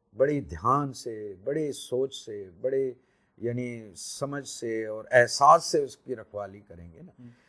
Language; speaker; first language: Urdu; non-native, local second language; Sindhi